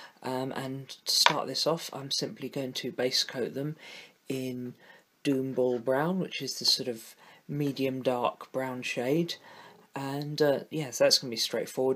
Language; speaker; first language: English; native; English